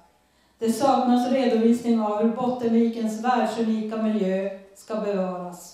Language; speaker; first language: Swedish; native; Swedish